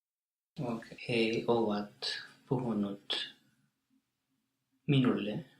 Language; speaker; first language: Finnish; non-native, learner; English